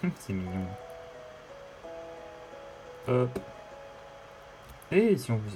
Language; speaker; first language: French; native; French